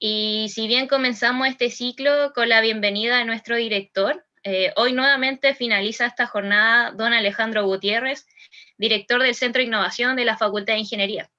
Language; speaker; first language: Spanish; native; Spanish